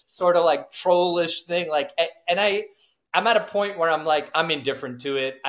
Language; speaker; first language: English; native; English